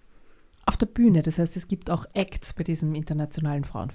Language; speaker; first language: German; native; German